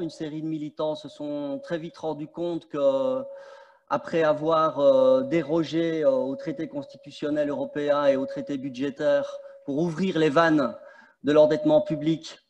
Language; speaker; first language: French; native; French